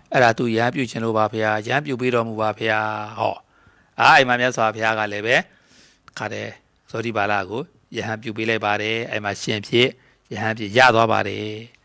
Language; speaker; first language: Burmese; native; Burmese